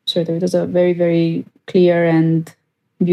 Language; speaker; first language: English; non-native, fluent; Romanian